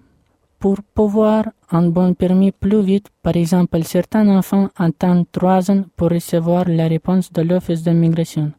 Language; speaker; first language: French; non-native, fluent; Russian